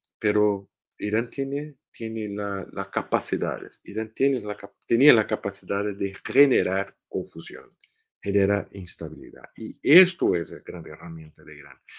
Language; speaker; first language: Spanish; non-native, fluent; Portuguese